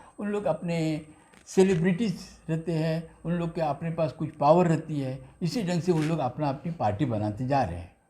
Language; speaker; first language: Hindi; non-native, local second language; Gujarati